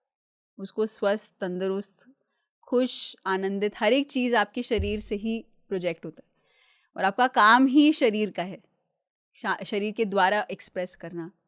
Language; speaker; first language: Hindi; native; Hindi